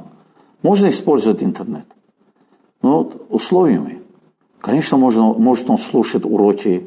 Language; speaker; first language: Russian; non-native, fluent; Azerbaijani